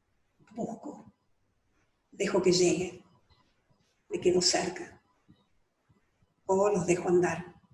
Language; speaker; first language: Spanish; native; Spanish